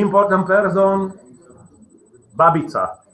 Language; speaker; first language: English; non-native, learner; Slovak